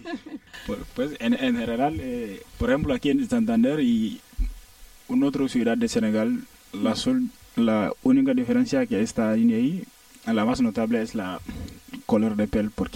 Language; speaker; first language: Spanish; non-native, learner; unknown